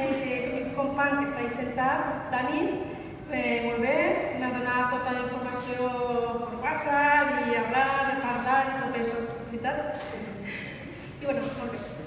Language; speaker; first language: Catalan; non-native, learner; Spanish